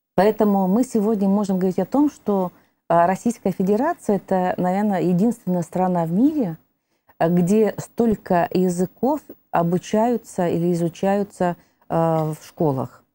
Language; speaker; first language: Russian; native; Russian